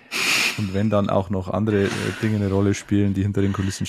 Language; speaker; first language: German; native; German